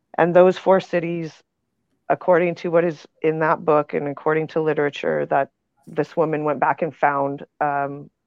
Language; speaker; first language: English; native; English